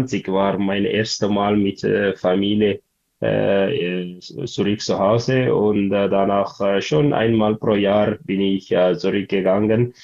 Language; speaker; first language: German; non-native, learner; Tigrinya